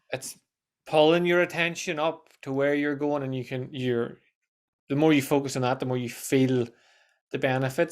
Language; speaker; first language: English; native; English